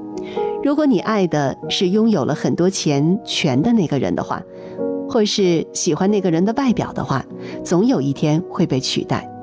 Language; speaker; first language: Chinese; native; Chinese